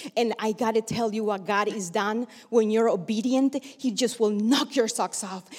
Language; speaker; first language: English; early bilingual, other home language; Spanish